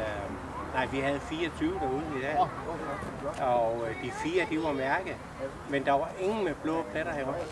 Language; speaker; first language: Danish; native; Danish